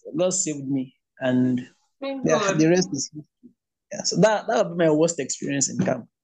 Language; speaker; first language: English; non-native, local second language; Igbo